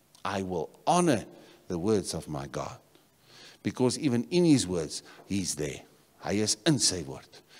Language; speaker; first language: English; non-native, local second language; Afrikaans